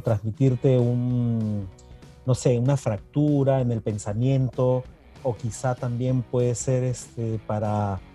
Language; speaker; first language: Spanish; native; Spanish